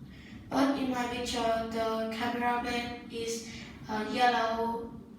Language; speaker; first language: English; non-native, learner; Vietnamese